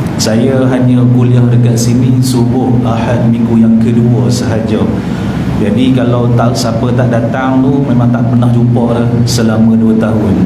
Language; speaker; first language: Malay; native; Malay